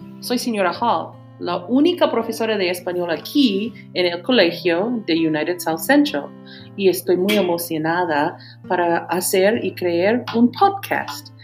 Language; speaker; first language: Spanish; non-native, fluent; English